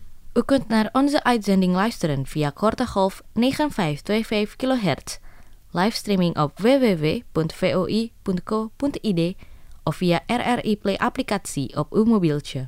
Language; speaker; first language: Dutch; non-native, fluent; Indonesian